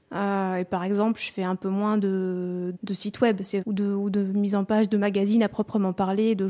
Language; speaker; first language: French; native; French